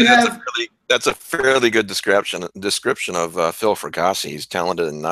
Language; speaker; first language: English; native; English